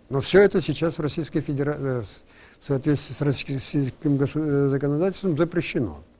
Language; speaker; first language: Russian; non-native, local second language; Crimean Tatar